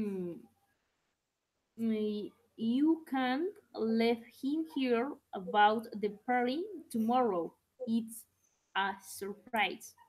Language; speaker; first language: English; non-native, learner; Spanish